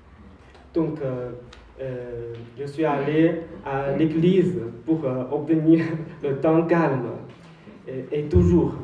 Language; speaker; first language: French; non-native, learner; Chinese